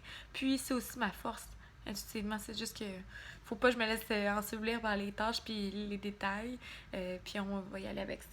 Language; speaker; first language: French; native; French